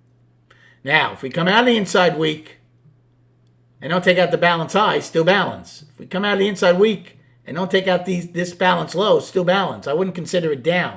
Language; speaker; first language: English; native; English